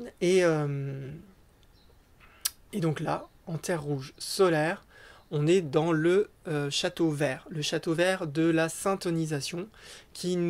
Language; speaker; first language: French; native; French